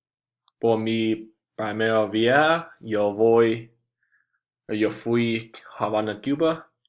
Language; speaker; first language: Spanish; non-native, learner; English